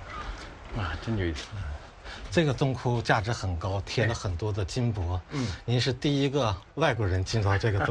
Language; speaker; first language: Chinese; native; Chinese